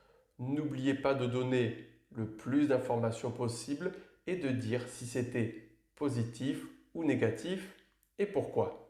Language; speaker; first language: French; native; French